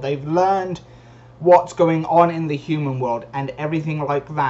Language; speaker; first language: English; native; English